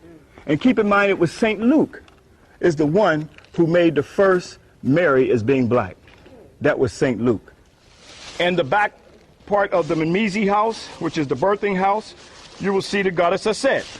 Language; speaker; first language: English; native; English